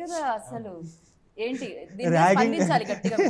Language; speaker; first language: Telugu; native; Telugu